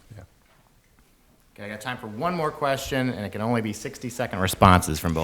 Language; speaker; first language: English; native; English